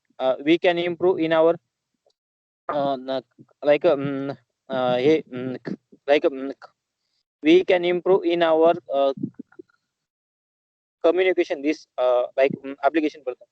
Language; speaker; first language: English; non-native, learner; Marathi